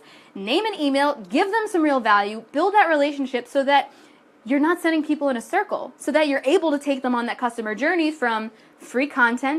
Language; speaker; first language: English; native; English